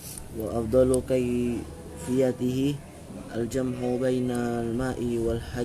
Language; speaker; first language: Arabic; non-native, learner; Indonesian